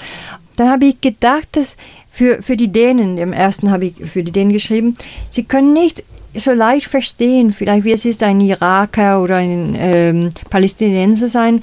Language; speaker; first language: German; non-native, fluent; Danish